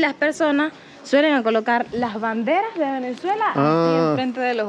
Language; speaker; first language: Spanish; native; Spanish